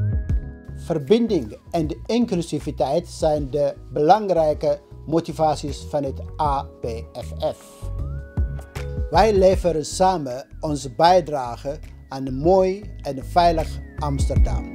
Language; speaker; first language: Dutch; non-native, fluent; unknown